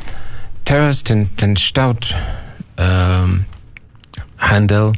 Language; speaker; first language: Polish; non-native, learner; English